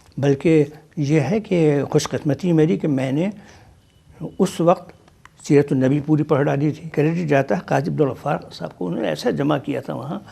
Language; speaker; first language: Urdu; native; Urdu